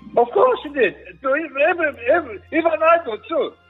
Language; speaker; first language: English; non-native, learner; Greek